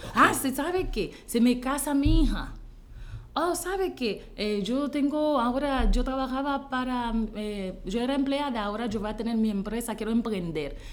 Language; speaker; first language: Spanish; non-native, fluent; Haitian Creole